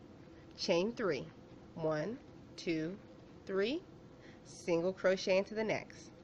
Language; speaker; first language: English; native; English